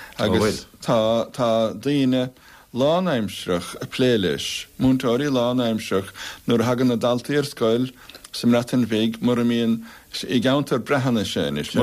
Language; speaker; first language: Irish; native; Irish